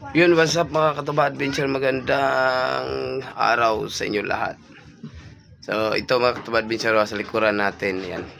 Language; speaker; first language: Filipino; non-native, local second language; Cebuano